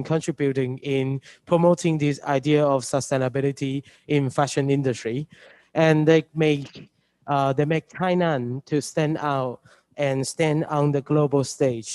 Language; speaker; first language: English; non-native, fluent; Chinese